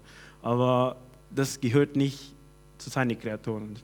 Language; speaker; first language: German; non-native, fluent; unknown